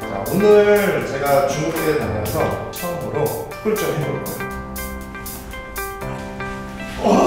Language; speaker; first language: Korean; native; Korean